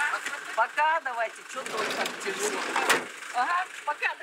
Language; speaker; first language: Russian; native; Russian